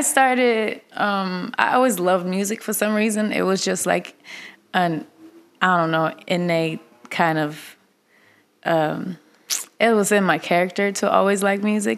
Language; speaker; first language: English; non-native, fluent; Russian